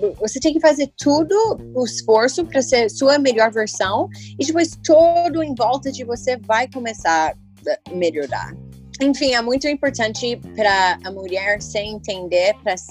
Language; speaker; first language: Portuguese; early bilingual, heritage; English